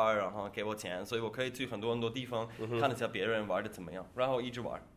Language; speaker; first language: Chinese; non-native, fluent; German